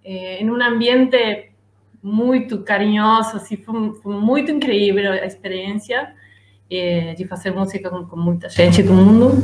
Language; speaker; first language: Portuguese; non-native, learner; Spanish